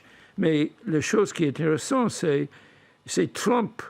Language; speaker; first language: French; non-native, fluent; English